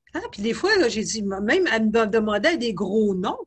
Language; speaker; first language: French; native; French